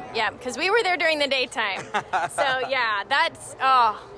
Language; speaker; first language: English; native; English